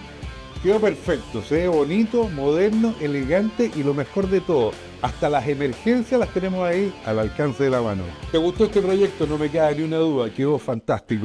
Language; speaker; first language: Spanish; native; Spanish